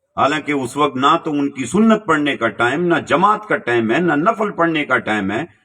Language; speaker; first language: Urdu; non-native, local second language; Punjabi